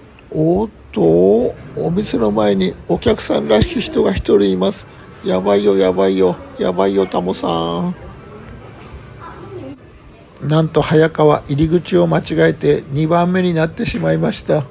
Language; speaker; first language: Japanese; native; Japanese